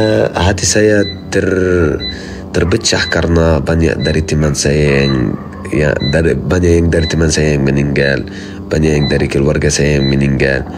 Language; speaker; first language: Indonesian; non-native, fluent; Arabic